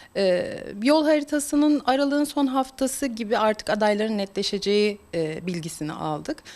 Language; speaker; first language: Turkish; early bilingual, heritage; Turkish